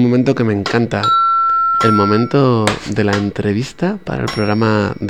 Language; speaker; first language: Spanish; native; Spanish